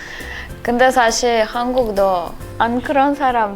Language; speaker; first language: Korean; non-native, learner; Russian